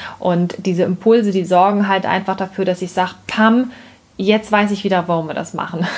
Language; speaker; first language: German; native; German